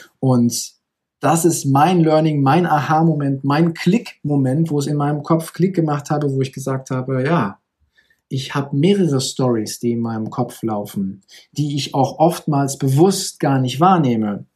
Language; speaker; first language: German; native; German